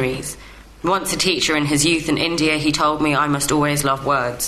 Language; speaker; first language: English; native; English